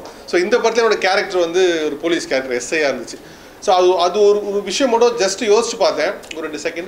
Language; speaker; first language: Tamil; native; Tamil